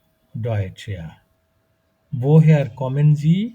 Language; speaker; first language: German; non-native, fluent; Bangla